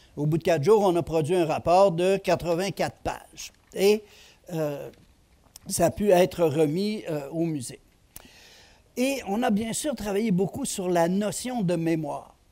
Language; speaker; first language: French; native; French